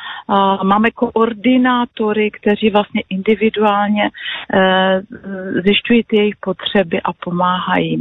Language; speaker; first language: Czech; non-native, local second language; Polish